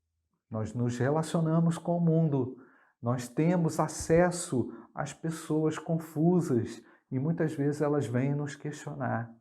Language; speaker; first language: Portuguese; native; Portuguese